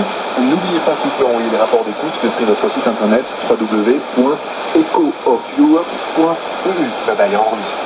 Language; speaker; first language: French; native; French